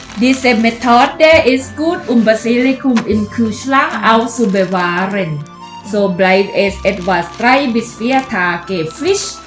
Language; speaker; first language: German; non-native, fluent; Thai